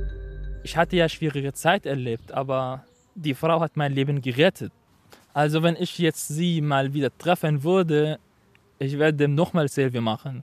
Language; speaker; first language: German; non-native, fluent; Arabic